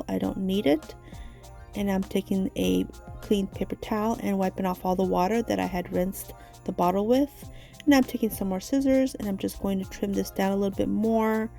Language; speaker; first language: English; native; English